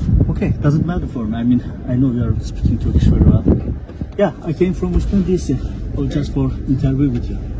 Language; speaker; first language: English; non-native, learner; Turkish